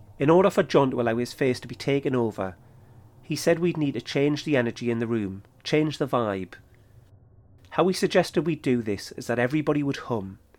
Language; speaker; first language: English; native; English